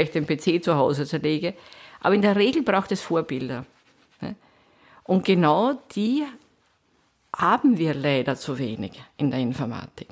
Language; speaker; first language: German; native; German